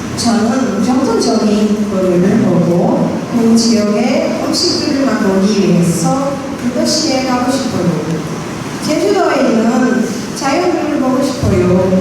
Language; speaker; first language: Korean; non-native, learner; Portuguese